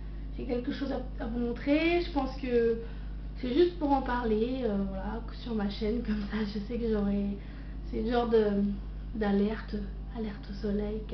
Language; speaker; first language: French; native; French